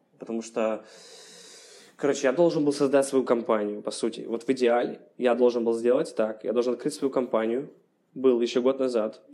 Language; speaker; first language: Russian; native; Russian